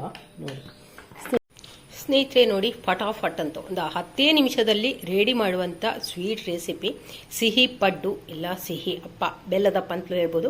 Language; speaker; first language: Kannada; native; Kannada